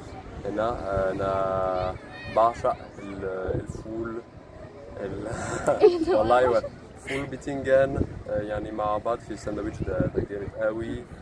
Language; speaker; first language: Arabic; non-native, fluent; French